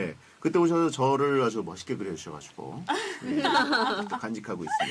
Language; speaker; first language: Korean; native; Korean